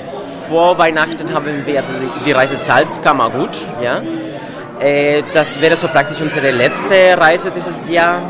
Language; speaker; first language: German; non-native, fluent; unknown